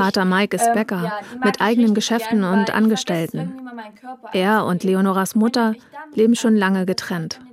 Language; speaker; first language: German; native; German